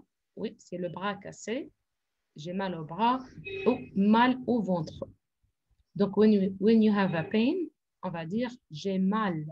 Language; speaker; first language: French; non-native, fluent; Arabic